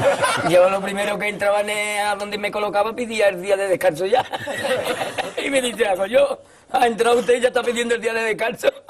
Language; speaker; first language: Spanish; native; Spanish